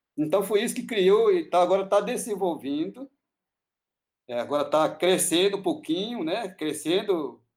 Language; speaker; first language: Portuguese; non-native, local second language; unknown